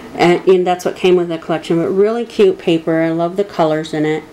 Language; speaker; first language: English; native; English